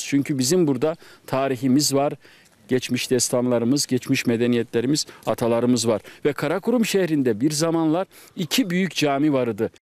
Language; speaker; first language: Turkish; native; Turkish